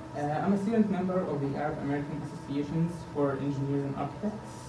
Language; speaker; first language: English; non-native, fluent; Arabic